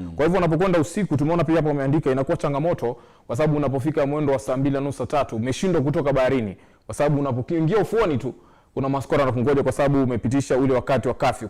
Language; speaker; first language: Swahili; native; Swahili